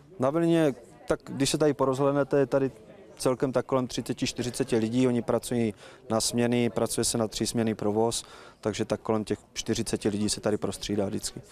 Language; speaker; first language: Czech; native; Czech